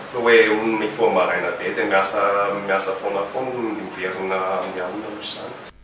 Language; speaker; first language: Malagasy; non-native, fluent; English